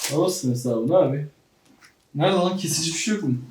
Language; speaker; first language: Turkish; native; Turkish